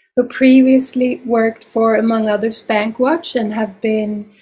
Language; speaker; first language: English; non-native, fluent; Swedish